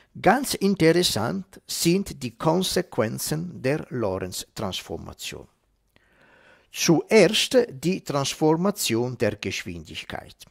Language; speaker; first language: German; non-native, fluent; Italian